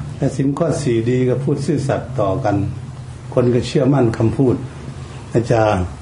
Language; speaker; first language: Thai; native; Thai